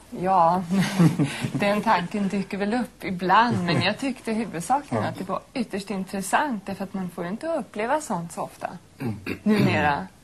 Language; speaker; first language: Swedish; non-native, fluent; German